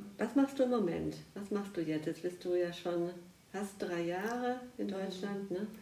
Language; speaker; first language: German; native; German